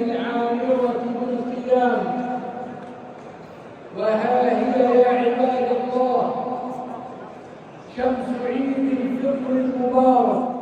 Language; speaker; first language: Arabic; native; Arabic